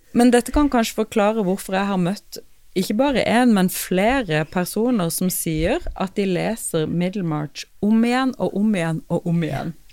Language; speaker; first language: Norwegian; native; Norwegian